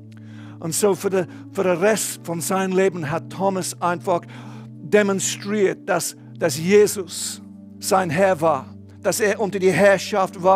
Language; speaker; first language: German; non-native, fluent; English